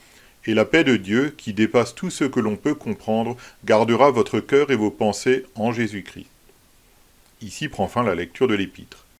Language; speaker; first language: French; native; French